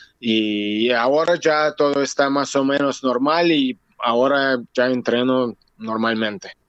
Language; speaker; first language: Spanish; non-native, learner; Russian